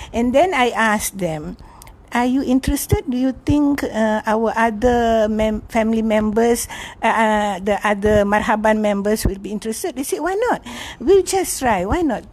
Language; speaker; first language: English; non-native, local second language; Malay